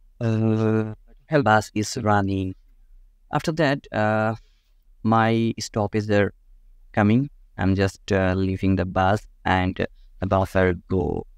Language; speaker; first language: English; non-native, local second language; Bangla